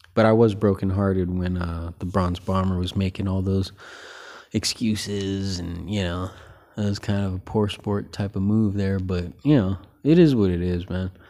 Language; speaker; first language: English; early bilingual, other home language; Filipino